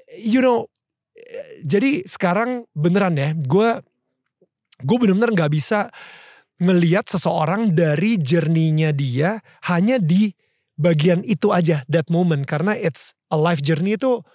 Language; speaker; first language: Indonesian; native; Indonesian